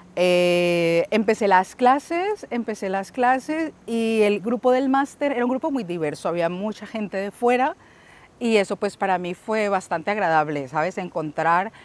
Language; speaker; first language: Spanish; native; Spanish